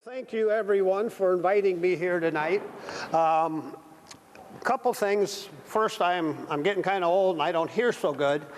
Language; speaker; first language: English; native; English